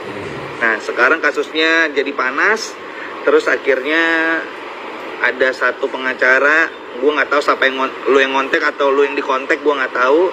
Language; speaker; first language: Indonesian; native; Indonesian